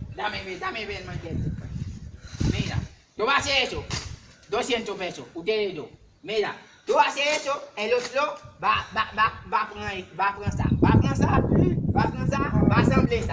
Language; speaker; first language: Spanish; non-native, learner; Haitian Creole